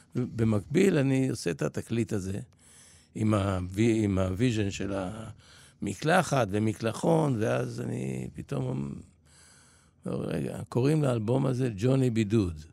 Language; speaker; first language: Hebrew; early bilingual, other home language; Polish